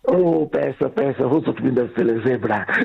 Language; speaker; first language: Hungarian; non-native, learner; Yoruba